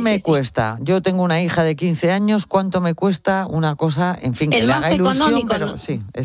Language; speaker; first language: Spanish; native; Spanish